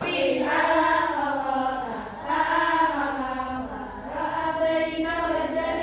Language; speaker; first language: Arabic; non-native, fluent; Indonesian